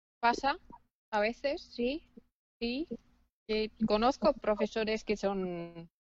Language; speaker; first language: Spanish; non-native, fluent; Finnish